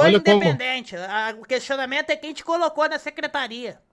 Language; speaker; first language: Portuguese; native; Portuguese